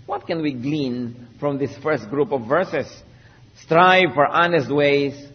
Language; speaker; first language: English; non-native, local second language; Filipino